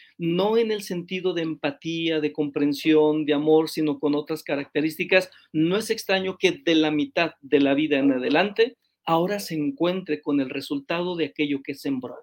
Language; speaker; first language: Spanish; native; Spanish